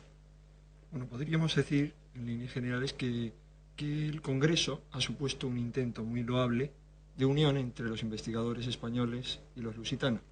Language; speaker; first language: Spanish; native; Spanish